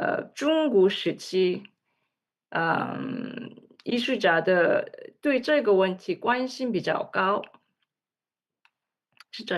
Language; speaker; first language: Chinese; non-native, learner; English